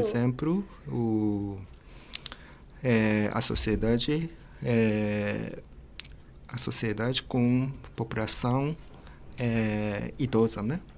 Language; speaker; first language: Portuguese; non-native, fluent; Japanese